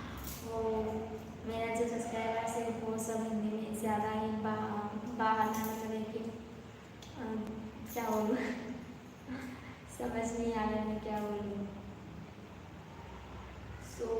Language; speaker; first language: Hindi; non-native, local second language; Bangla